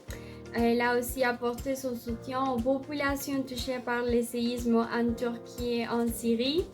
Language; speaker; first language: French; non-native, fluent; Spanish